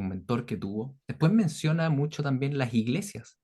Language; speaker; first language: Spanish; native; Spanish